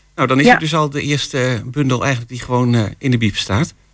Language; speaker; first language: Dutch; native; Dutch